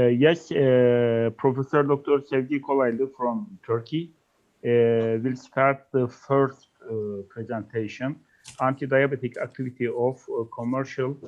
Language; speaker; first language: English; non-native, learner; Turkish